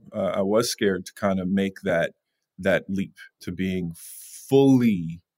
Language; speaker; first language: English; native; English